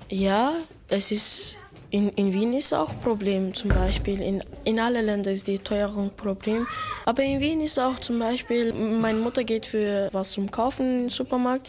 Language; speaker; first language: German; early bilingual, other home language; Turkish